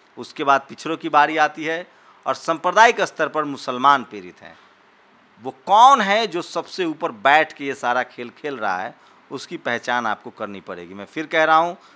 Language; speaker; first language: Hindi; native; Hindi